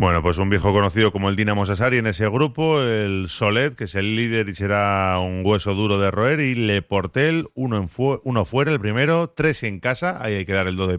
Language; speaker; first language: Spanish; native; Spanish